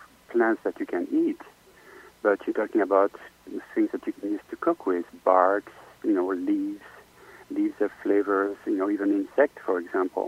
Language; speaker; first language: English; non-native, fluent; French